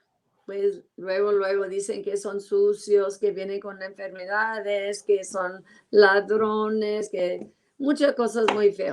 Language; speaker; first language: Spanish; non-native, learner; English